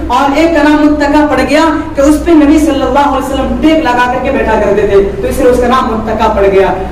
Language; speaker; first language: Urdu; native; Urdu